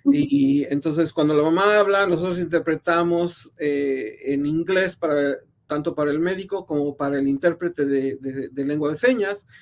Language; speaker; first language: Spanish; native; Spanish